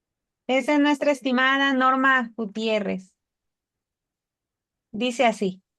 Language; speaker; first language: Spanish; native; Spanish